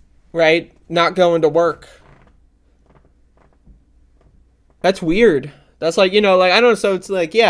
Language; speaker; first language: English; native; English